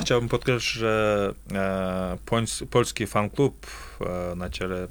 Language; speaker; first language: Polish; non-native, fluent; Kazakh